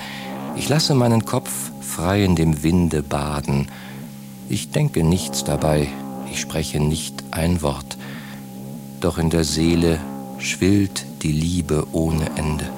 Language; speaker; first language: German; native; German